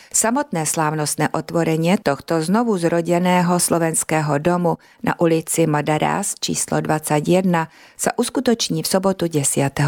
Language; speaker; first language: Slovak; non-native, local second language; Hungarian